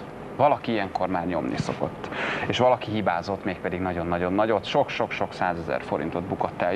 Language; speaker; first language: Hungarian; native; Hungarian